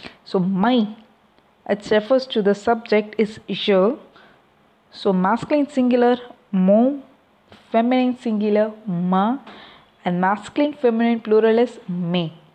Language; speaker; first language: English; non-native, local second language; Tamil